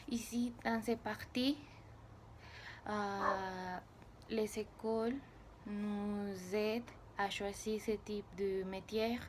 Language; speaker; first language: French; non-native, learner; Spanish